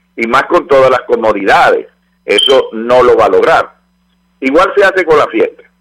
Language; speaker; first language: Spanish; native; Spanish